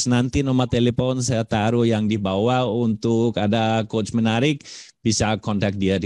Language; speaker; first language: Indonesian; non-native, fluent; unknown